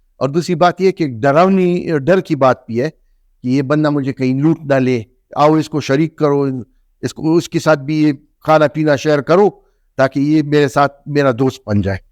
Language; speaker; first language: Urdu; non-native, local second language; Northern Hindko